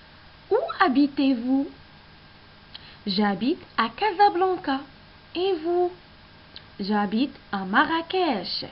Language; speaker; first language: French; non-native, local second language; Arabic